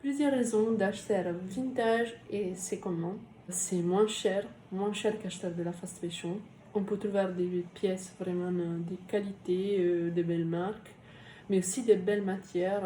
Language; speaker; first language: French; non-native, fluent; Italian